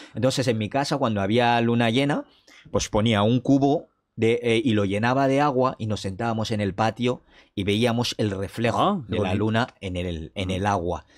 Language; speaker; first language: Spanish; non-native, fluent; French